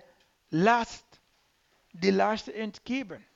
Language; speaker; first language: German; non-native, learner; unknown